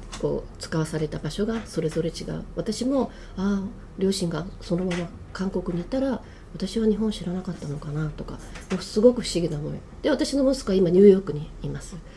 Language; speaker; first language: Japanese; native; Japanese